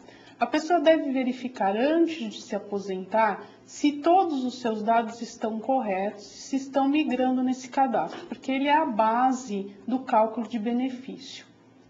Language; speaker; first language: Portuguese; native; Portuguese